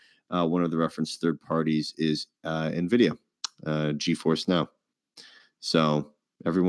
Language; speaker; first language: English; native; English